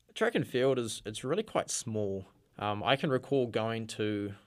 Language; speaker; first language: English; native; English